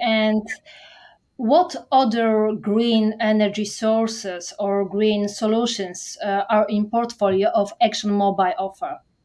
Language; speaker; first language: English; non-native, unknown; Polish